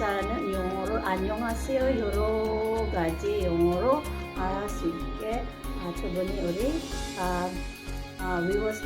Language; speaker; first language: Korean; non-native, learner; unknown